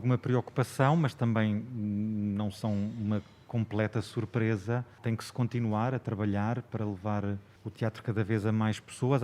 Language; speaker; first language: Portuguese; native; Portuguese